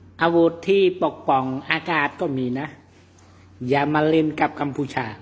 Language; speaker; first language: Thai; non-native, learner; Khmer